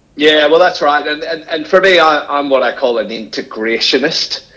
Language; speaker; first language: English; native; English